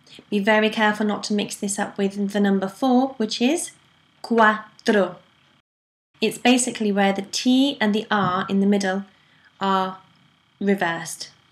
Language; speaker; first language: English; native; English